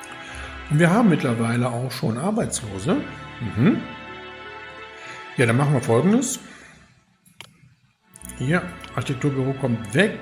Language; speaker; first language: German; native; German